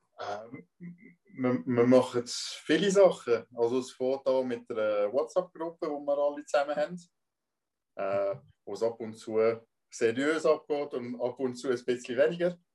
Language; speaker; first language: German; non-native, local second language; French